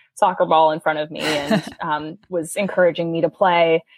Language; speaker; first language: English; native; English